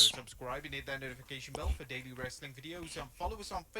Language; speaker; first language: English; native; English